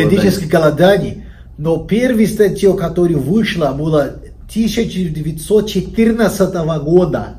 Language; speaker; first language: Russian; non-native, learner; Portuguese